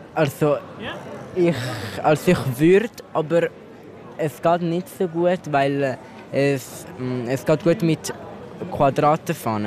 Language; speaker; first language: German; early bilingual, other home language; Italian